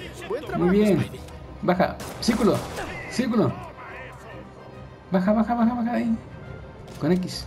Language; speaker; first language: Spanish; native; Spanish